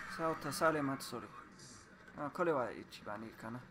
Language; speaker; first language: Japanese; non-native, learner; English